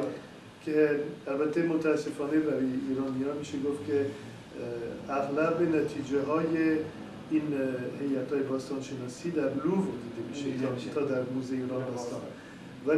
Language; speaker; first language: Persian; non-native, fluent; French